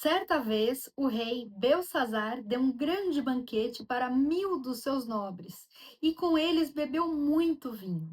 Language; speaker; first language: Portuguese; native; Portuguese